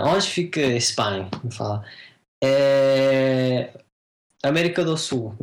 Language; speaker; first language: Portuguese; non-native, fluent; English